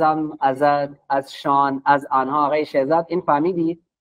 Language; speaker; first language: Persian; non-native, fluent; Urdu